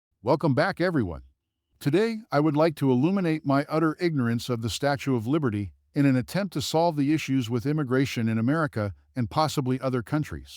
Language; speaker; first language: English; native; English